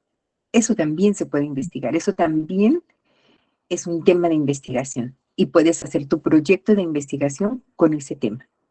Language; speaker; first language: Spanish; native; Spanish